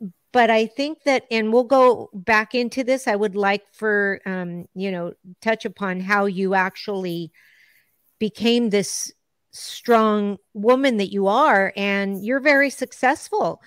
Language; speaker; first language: English; early bilingual, other home language; Spanish